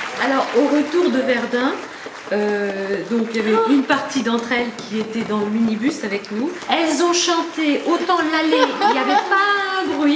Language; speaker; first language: French; native; French